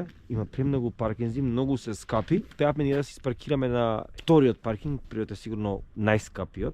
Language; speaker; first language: Macedonian; native; Macedonian